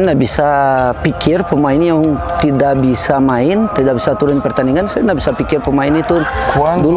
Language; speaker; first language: Indonesian; non-native, fluent; Portuguese